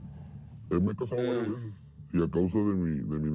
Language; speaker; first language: Spanish; native; Spanish